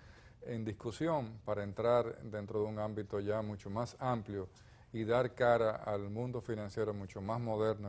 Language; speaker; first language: Spanish; native; Spanish